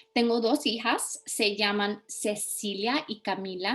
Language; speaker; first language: Spanish; non-native, fluent; English